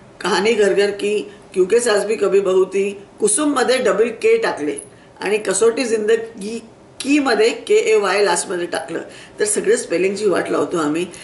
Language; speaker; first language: Marathi; non-native, local second language; Sindhi